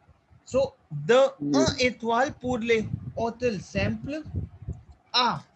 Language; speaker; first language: French; non-native, fluent; Hindi